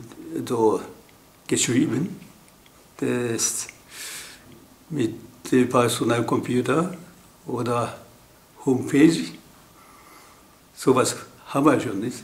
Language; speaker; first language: German; non-native, learner; Japanese